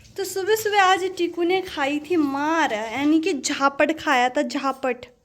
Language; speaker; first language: Hindi; non-native, local second language; Nepali